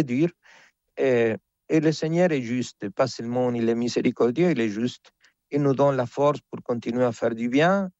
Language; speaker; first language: French; non-native, fluent; Spanish